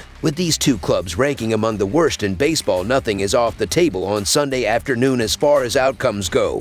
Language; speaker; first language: English; native; English